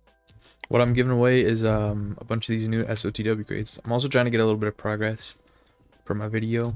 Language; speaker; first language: English; native; English